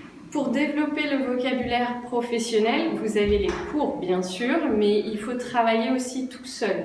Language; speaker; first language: French; native; French